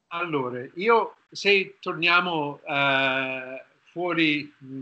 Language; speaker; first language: Italian; non-native, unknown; English